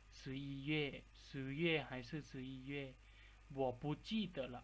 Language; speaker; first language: Chinese; non-native, fluent; Lao